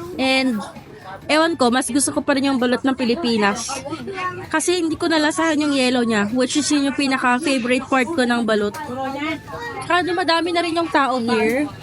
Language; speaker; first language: Filipino; native; Filipino